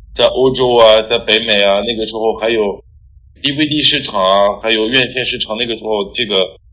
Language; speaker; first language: Chinese; non-native, fluent; French